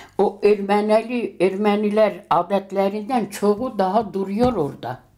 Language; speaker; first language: Turkish; early bilingual, heritage; Turkish